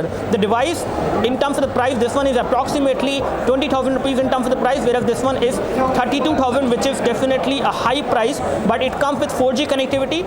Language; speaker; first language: English; non-native, local second language; Hindi